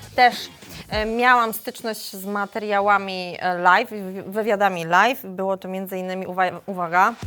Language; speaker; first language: Polish; native; Polish